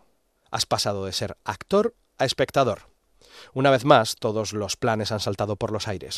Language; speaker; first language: Spanish; native; Spanish